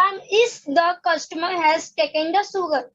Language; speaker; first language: English; non-native, learner; Hindi